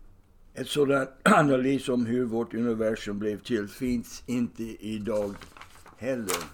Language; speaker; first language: Swedish; non-native, fluent; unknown